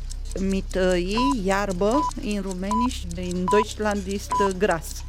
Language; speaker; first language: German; non-native, learner; Romanian